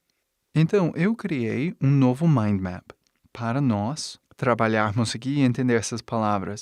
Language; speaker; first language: Portuguese; non-native, fluent; English